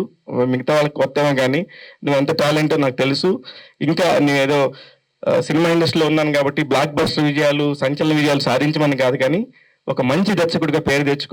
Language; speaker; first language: Telugu; native; Telugu